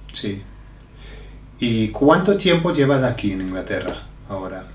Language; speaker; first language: Spanish; non-native, fluent; English